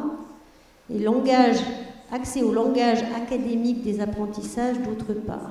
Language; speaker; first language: French; non-native, fluent; German